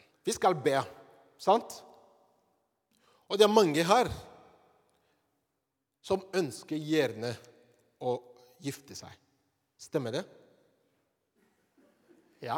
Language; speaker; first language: Norwegian; non-native, fluent; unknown